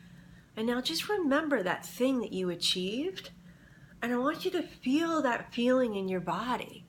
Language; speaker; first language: English; native; English